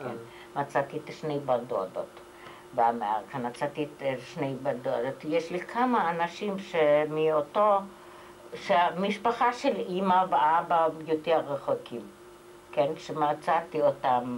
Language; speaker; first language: Hebrew; non-native, fluent; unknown